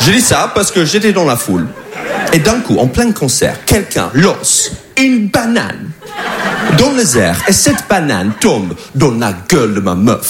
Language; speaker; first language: French; non-native, fluent; English